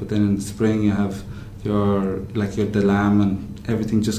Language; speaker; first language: English; native; English